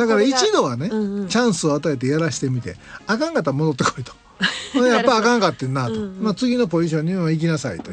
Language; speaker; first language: Japanese; native; Japanese